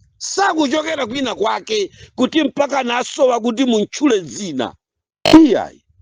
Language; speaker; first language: Nyanja; non-native, local second language; Yao